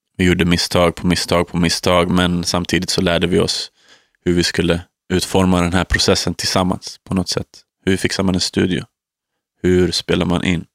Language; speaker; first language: Swedish; native; Swedish